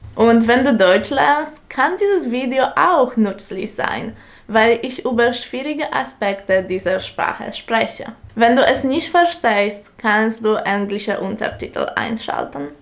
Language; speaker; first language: German; non-native, fluent; Polish